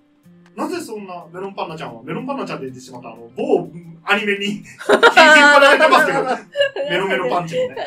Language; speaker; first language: Japanese; native; Japanese